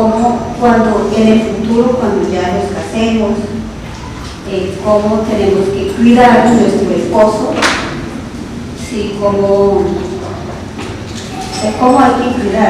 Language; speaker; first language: Spanish; non-native, local second language; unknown